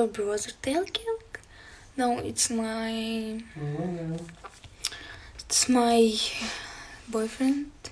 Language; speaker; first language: English; non-native, learner; Russian